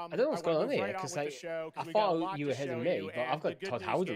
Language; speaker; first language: English; native; English